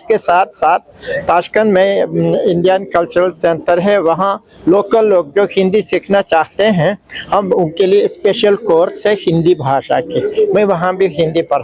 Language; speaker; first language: Hindi; non-native, fluent; Uzbek